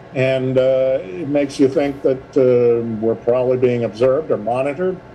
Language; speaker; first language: English; native; English